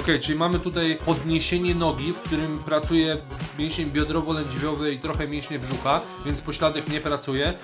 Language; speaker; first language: Polish; native; Polish